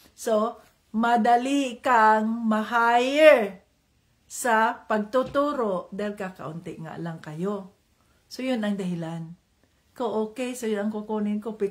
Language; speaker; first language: Filipino; non-native, local second language; Cebuano